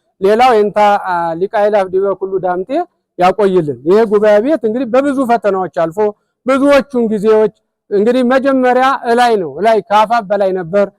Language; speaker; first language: Amharic; native; Amharic